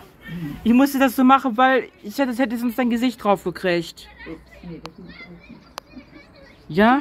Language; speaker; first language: German; native; German